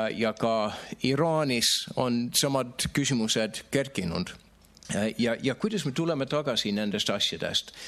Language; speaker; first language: Estonian; non-native, fluent; English